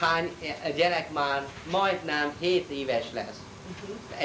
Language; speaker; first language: Hungarian; non-native, learner; Chinese